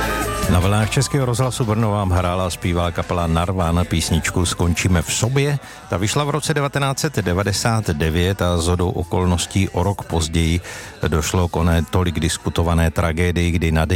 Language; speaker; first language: Czech; native; Czech